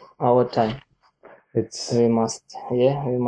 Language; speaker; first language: English; non-native, learner; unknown